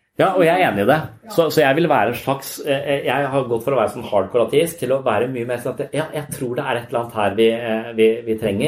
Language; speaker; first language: Norwegian; native; Norwegian